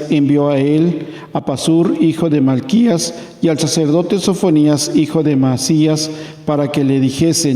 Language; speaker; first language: Spanish; native; Spanish